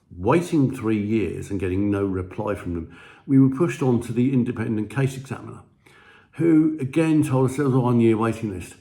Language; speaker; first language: English; native; English